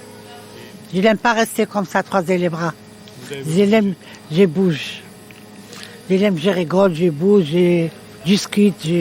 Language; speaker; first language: French; non-native, learner; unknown